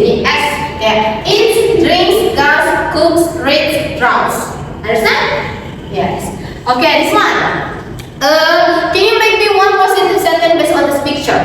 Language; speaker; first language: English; non-native, learner; Indonesian